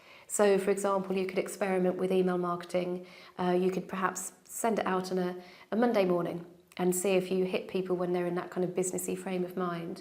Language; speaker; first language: English; native; English